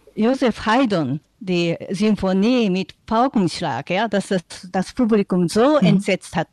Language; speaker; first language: German; non-native, fluent; Japanese